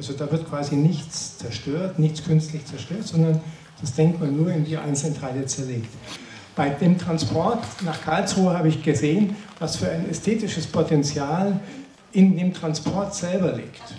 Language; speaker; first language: German; native; German